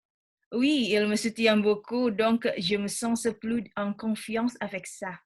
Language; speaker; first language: French; non-native, learner; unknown